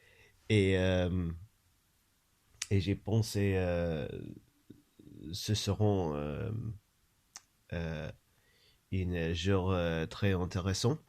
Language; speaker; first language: French; non-native, learner; English